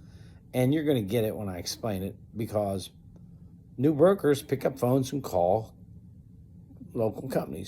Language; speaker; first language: English; native; English